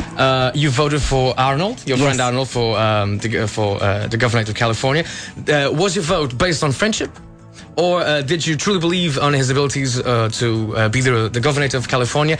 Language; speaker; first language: English; non-native, fluent; Portuguese